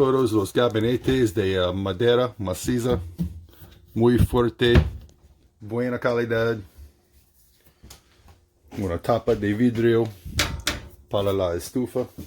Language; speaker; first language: Spanish; non-native, fluent; English